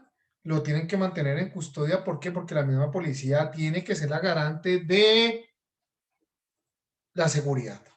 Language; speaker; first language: Spanish; native; Spanish